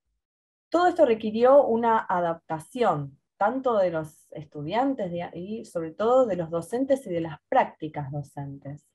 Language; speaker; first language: Spanish; native; Spanish